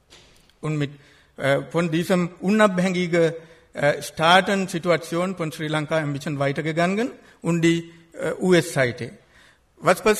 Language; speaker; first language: German; non-native, fluent; Sinhala